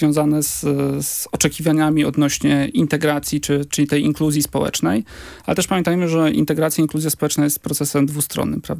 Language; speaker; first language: Polish; native; Polish